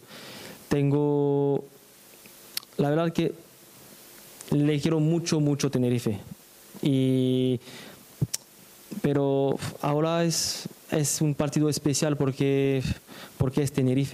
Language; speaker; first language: Spanish; non-native, fluent; French